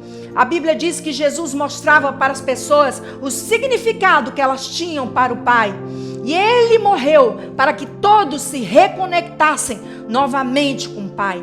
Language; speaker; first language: Portuguese; native; Portuguese